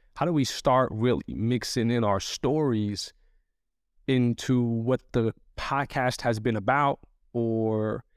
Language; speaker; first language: English; early bilingual, other home language; Arabic